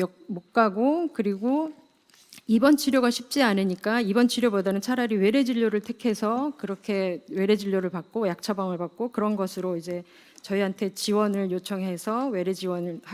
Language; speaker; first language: Korean; native; Korean